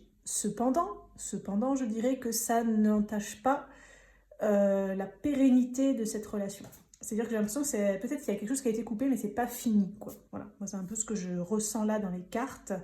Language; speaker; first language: French; native; French